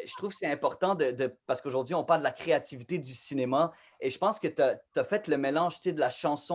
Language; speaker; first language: French; native; French